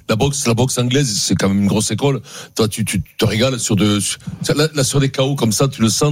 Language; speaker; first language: French; native; French